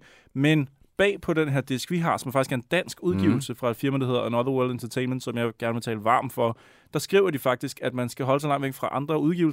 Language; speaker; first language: Danish; native; Danish